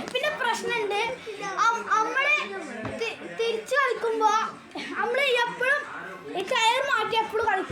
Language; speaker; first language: Malayalam; early bilingual, heritage; Malayalam